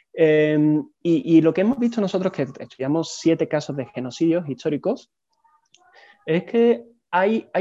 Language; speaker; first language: Spanish; native; Spanish